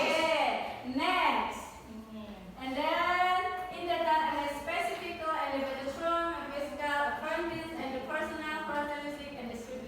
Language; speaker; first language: English; non-native, learner; Indonesian